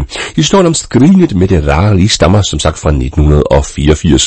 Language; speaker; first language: Danish; native; Danish